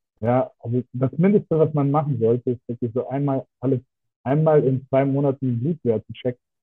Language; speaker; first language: German; non-native, fluent; Russian